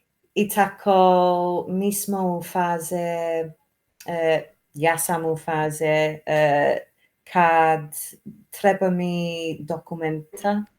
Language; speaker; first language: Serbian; non-native, learner; English